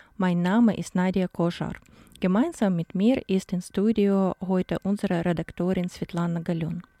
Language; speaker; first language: German; non-native, fluent; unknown